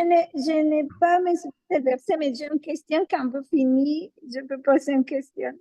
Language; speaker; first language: French; non-native, learner; Spanish